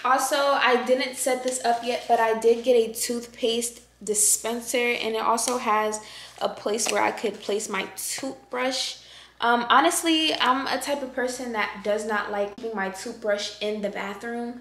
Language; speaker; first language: English; native; English